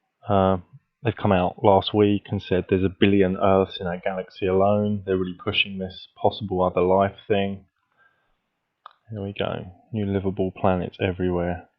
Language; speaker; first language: English; native; English